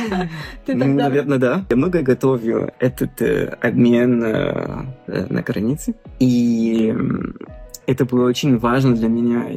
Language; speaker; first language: Russian; non-native, fluent; French